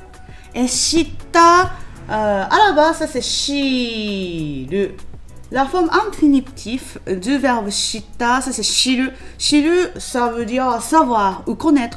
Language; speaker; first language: French; non-native, learner; Japanese